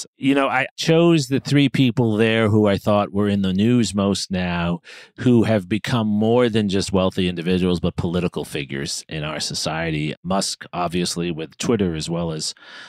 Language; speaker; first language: English; native; English